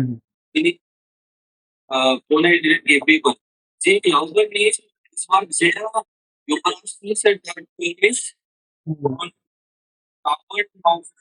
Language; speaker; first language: German; non-native, learner; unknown